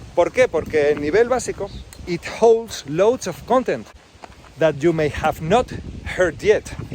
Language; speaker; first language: Spanish; native; Spanish